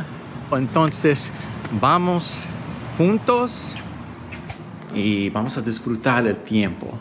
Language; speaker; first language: Spanish; non-native, learner; English